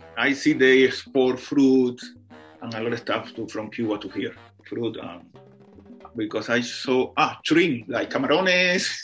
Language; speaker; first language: English; non-native, fluent; Spanish